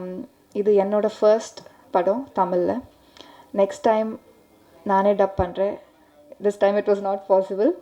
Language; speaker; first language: Tamil; non-native, learner; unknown